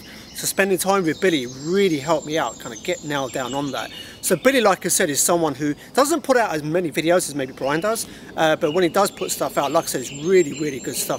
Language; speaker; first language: English; native; English